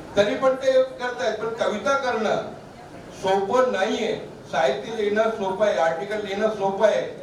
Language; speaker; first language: Marathi; non-native, local second language; Punjabi